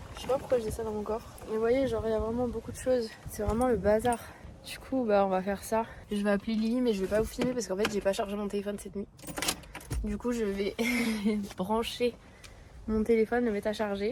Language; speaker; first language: French; native; French